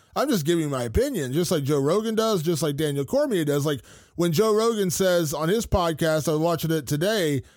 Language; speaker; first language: English; native; English